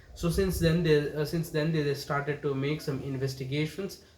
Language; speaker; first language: English; non-native, local second language; Kannada